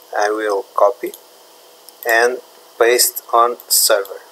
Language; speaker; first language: English; non-native, learner; Portuguese